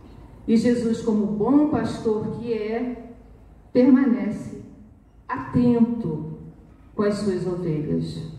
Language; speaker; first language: Portuguese; native; Portuguese